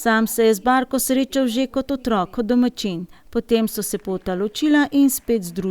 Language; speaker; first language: Slovenian; native; Slovenian